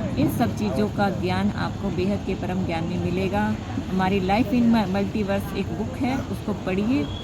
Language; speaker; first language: Hindi; native; Hindi